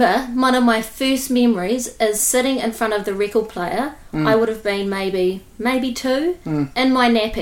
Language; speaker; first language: English; native; English